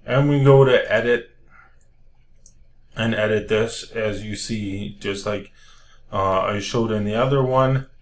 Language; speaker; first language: English; native; English